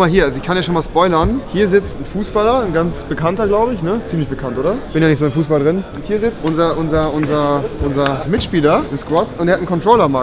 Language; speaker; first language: German; native; German